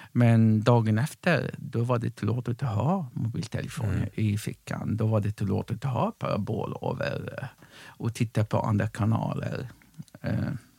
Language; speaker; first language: Swedish; non-native, fluent; Arabic